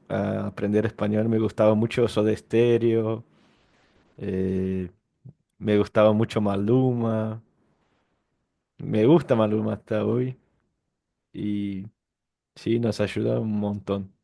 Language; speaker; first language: Spanish; non-native, fluent; Portuguese